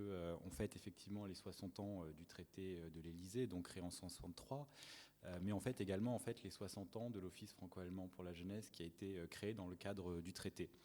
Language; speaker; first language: French; native; French